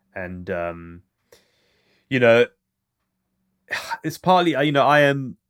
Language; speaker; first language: English; native; English